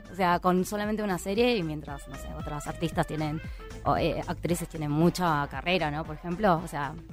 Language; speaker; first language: Spanish; native; Spanish